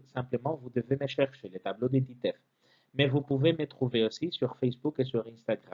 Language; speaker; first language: French; non-native, fluent; Spanish